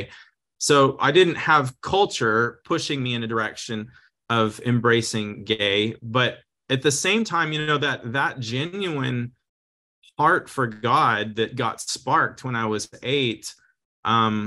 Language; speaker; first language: English; native; English